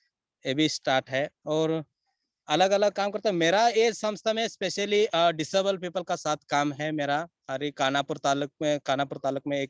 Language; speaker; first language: Hindi; non-native, local second language; Kannada